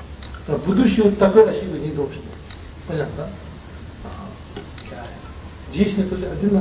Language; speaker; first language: Russian; non-native, learner; Tibetan